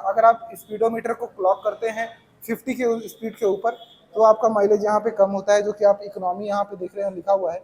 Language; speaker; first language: Hindi; native; Hindi